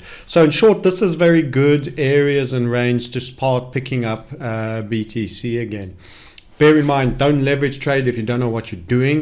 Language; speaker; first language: English; native; English